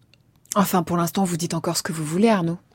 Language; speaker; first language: French; native; French